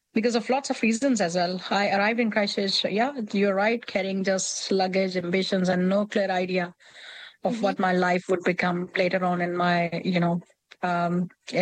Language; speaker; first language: English; non-native, local second language; Punjabi